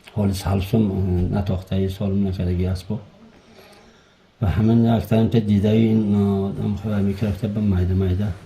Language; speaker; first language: Tajik; native; Tajik